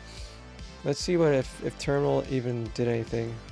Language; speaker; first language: English; native; English